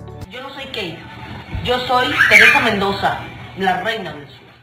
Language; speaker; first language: Spanish; native; Spanish